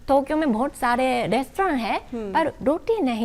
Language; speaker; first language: Hindi; non-native, learner; Japanese